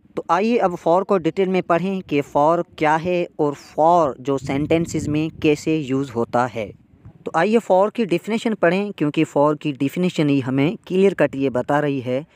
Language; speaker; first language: Urdu; non-native, local second language; Sindhi